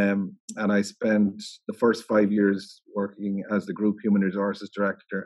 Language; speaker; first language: English; native; English